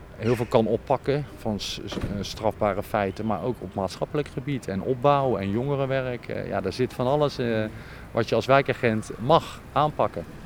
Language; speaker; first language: Dutch; native; Dutch